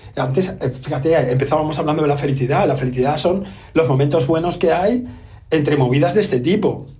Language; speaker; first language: Spanish; native; Spanish